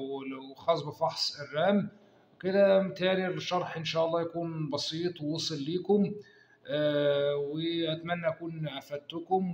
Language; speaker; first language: Arabic; native; Arabic